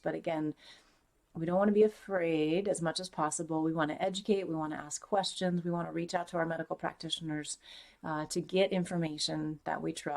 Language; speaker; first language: English; native; English